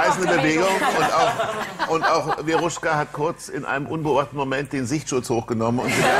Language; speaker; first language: German; native; German